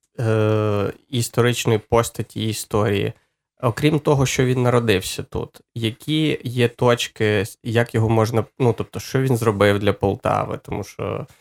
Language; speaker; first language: Ukrainian; native; Ukrainian